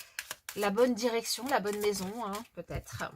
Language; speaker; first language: French; native; French